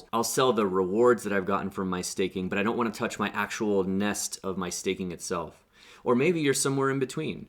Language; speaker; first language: English; native; English